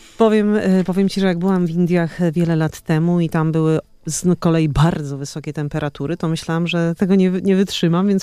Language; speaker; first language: Polish; native; Polish